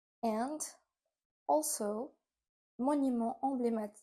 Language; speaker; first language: French; non-native, fluent; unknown